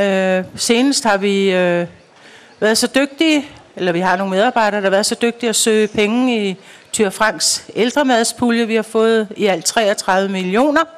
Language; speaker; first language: Danish; native; Danish